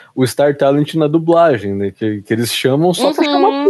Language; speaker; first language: Portuguese; native; Portuguese